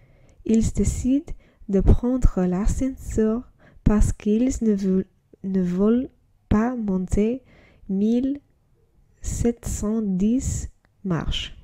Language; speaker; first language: French; non-native, learner; English